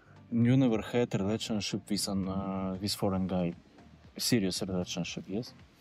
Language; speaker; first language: English; non-native, learner; Russian